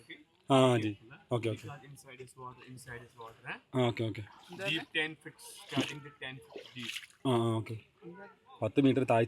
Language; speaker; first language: Hindi; non-native, learner; Malayalam